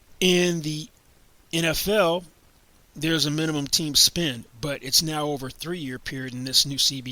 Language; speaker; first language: English; native; English